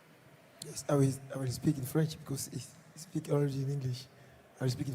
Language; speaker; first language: English; non-native, learner; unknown